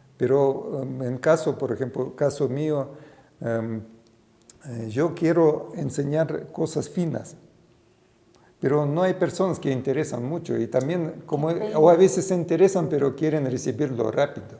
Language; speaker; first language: Spanish; non-native, fluent; Russian